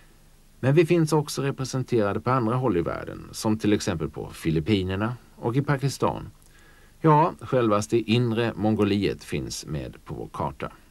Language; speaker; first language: Swedish; native; Swedish